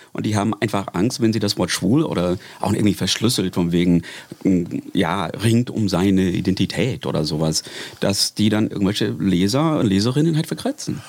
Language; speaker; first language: German; non-native, fluent; English